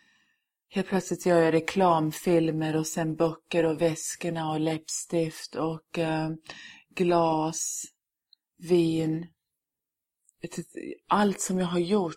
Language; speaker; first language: Swedish; early bilingual, other home language; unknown